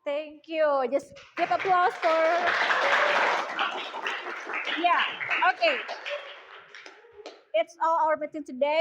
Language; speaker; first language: English; non-native, learner; Indonesian